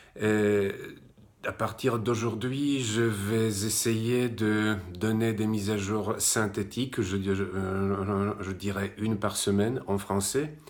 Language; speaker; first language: French; non-native, fluent; Polish